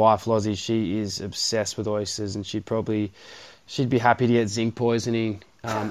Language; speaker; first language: English; native; English